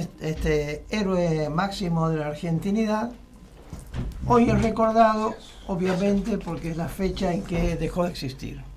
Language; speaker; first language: Spanish; native; Spanish